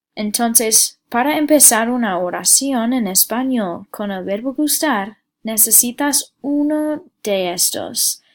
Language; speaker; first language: Spanish; non-native, fluent; English